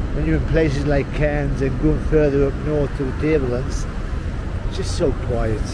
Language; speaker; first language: English; native; English